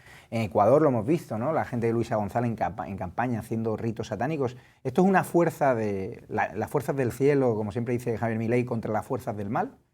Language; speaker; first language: Spanish; native; Spanish